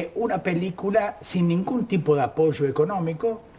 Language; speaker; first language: Spanish; native; Spanish